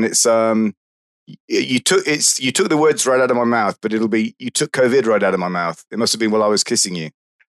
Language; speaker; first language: English; native; English